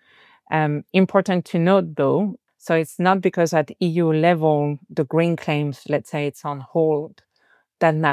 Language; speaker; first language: English; non-native, fluent; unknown